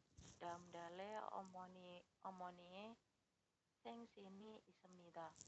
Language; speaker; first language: Korean; non-native, learner; Indonesian